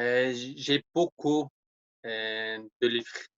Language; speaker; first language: French; non-native, learner; Kurdish